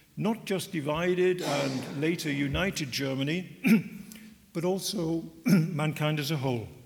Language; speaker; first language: English; native; English